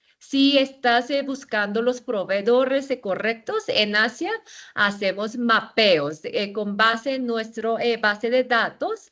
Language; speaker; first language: Spanish; non-native, fluent; Korean